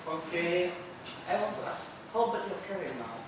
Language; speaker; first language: English; non-native, learner; Indonesian